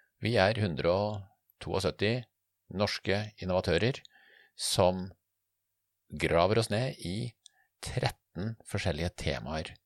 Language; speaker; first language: Norwegian; native; Norwegian